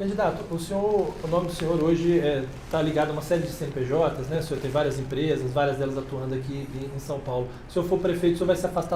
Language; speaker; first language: Portuguese; native; Portuguese